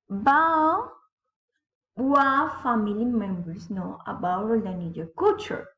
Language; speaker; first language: English; non-native, learner; Spanish